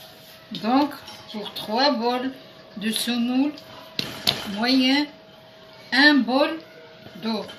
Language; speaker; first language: French; non-native, local second language; Arabic